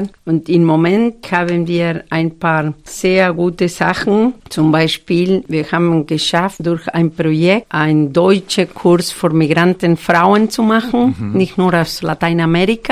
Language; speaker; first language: German; non-native, fluent; Spanish